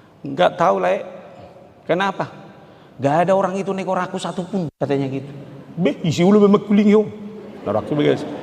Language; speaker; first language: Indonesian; non-native, local second language; Batak Toba